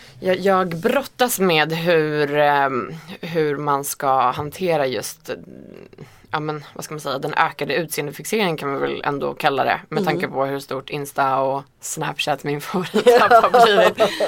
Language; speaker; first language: Swedish; non-native, fluent; Icelandic